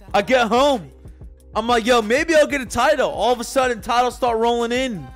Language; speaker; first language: English; native; English